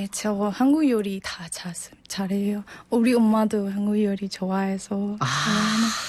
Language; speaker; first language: Korean; non-native, fluent; Burmese